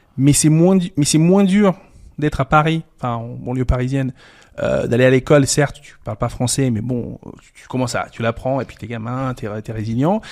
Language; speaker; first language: French; early bilingual, other home language; Serbian